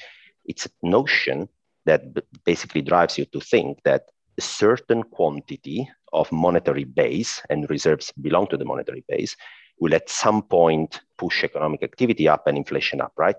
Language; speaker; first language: English; non-native, fluent; Italian